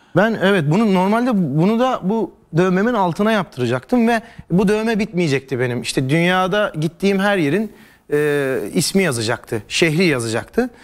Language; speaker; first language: Turkish; native; Turkish